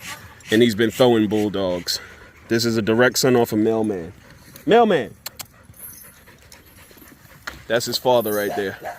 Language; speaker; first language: English; native; English